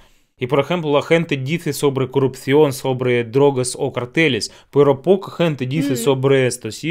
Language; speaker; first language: Spanish; non-native, fluent; Russian